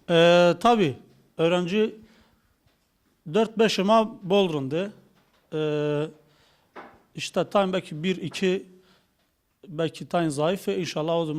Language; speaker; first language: Turkish; non-native, local second language; Zaza